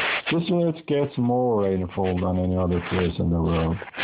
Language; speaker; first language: English; non-native, fluent; Persian